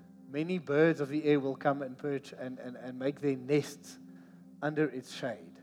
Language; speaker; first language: English; non-native, local second language; Afrikaans